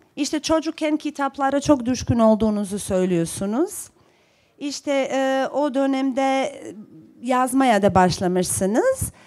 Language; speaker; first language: Turkish; non-native, fluent; Bosnian